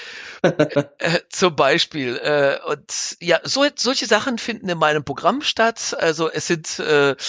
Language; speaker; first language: German; native; German